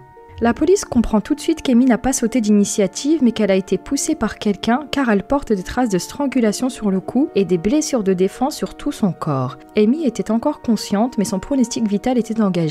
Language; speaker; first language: French; native; French